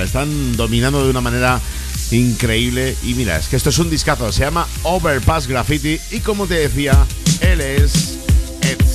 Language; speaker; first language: Spanish; native; Spanish